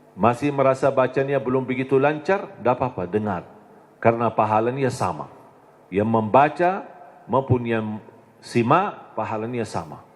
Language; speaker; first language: Indonesian; non-native, fluent; Arabic